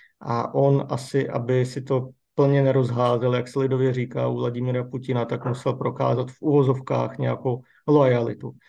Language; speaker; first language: Czech; native; Czech